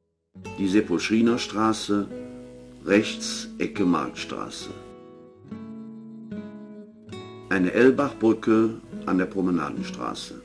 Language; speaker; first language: German; native; German